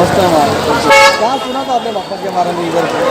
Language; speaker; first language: Hindi; native; Hindi